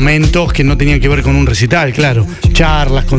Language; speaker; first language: Spanish; native; Spanish